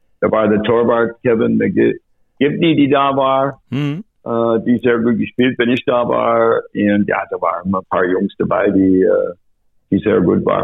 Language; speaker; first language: German; non-native, learner; English